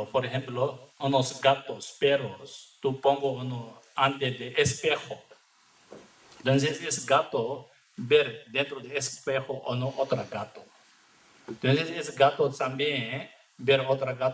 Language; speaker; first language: Spanish; non-native, learner; Tibetan